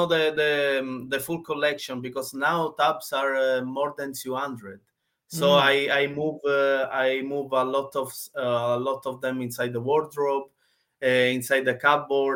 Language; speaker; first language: English; non-native, learner; Italian